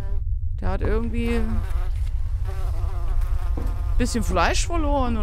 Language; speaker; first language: German; native; German